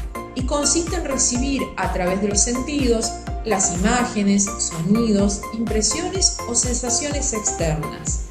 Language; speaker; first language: Spanish; native; Spanish